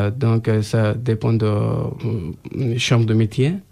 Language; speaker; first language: French; non-native, learner; Persian